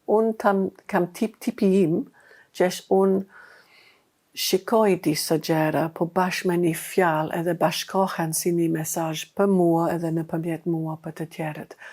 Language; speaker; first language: Albanian; non-native, fluent; English